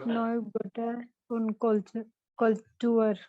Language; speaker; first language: German; non-native, learner; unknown